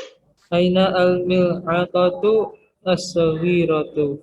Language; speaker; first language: Arabic; non-native, learner; Indonesian